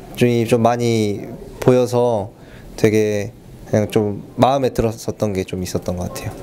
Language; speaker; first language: Korean; native; Korean